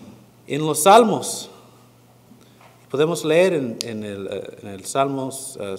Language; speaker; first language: Spanish; non-native, fluent; English